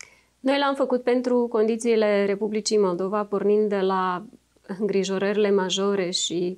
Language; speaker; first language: Romanian; native; Romanian